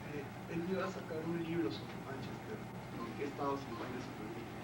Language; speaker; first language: Spanish; native; Spanish